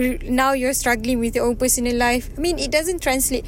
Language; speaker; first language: English; non-native, local second language; Malay